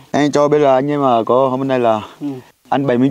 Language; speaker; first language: Vietnamese; non-native, learner; Portuguese